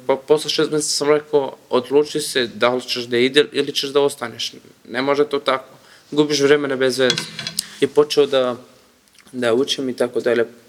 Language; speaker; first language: Serbian; non-native, learner; Kurdish